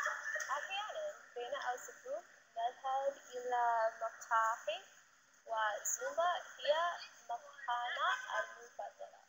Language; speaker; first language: Arabic; non-native, learner; English